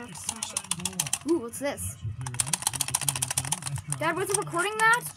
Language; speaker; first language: English; native; English